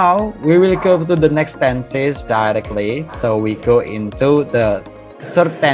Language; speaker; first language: English; non-native, fluent; Indonesian